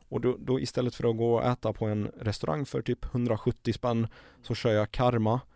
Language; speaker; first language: Swedish; early bilingual, other home language; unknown